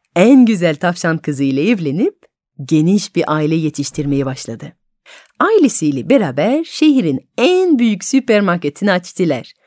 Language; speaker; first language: Turkish; non-native, fluent; French